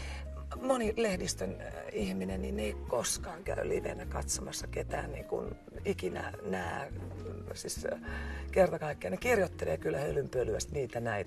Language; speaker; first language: Finnish; native; Finnish